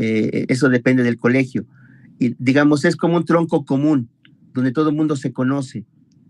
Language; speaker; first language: Spanish; native; Spanish